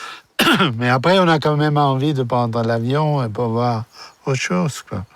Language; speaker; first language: French; non-native, fluent; German